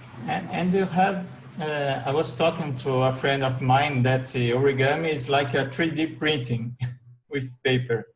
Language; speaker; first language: English; non-native, learner; Portuguese